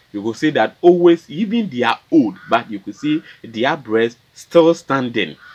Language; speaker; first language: English; non-native, local second language; Akan